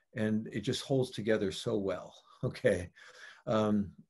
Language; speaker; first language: English; native; English